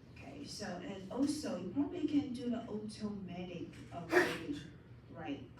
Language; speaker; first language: English; non-native, fluent; Chinese